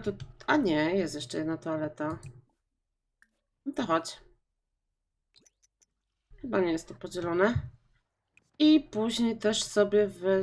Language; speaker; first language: Polish; native; Polish